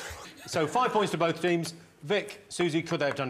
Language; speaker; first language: English; native; English